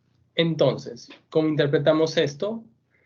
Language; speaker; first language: Spanish; native; Spanish